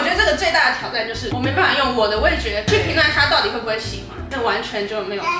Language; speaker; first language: Chinese; native; Chinese